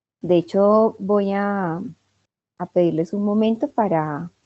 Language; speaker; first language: Spanish; native; Spanish